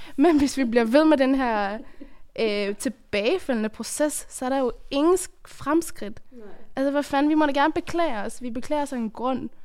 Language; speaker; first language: Danish; early bilingual, other home language; Persian